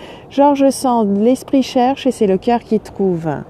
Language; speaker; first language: French; native; French